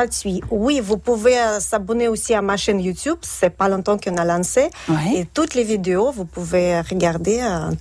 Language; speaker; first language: French; non-native, fluent; Russian